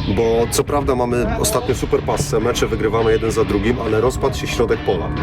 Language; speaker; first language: Polish; native; Polish